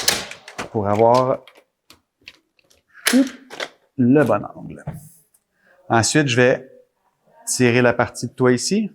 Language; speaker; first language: French; native; French